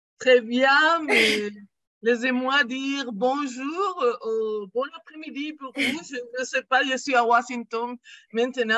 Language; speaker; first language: French; non-native, fluent; Spanish